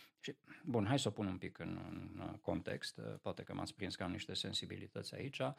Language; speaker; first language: Romanian; non-native, local second language; Hungarian